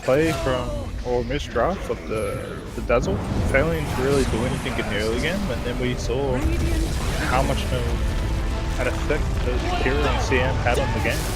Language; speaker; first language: English; native; English